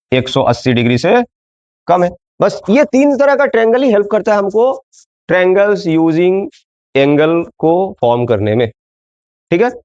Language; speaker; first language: Hindi; non-native, local second language; Bangla